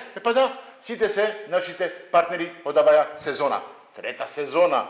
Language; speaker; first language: Macedonian; non-native, fluent; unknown